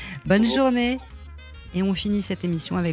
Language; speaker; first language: French; native; French